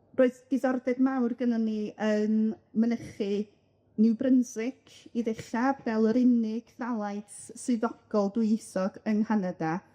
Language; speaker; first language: Welsh; native; Welsh